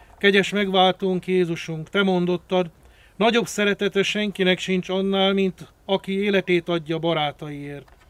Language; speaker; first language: Hungarian; native; Hungarian